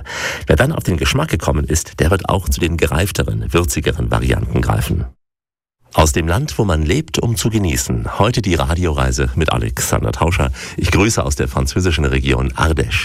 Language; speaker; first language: German; native; German